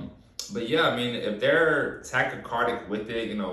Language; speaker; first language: English; native; English